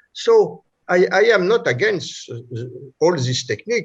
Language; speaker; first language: English; non-native, fluent; French